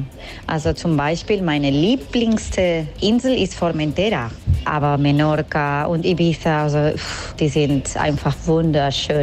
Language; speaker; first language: German; non-native, fluent; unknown